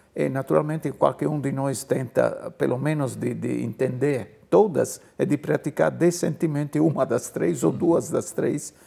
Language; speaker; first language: Portuguese; non-native, fluent; Italian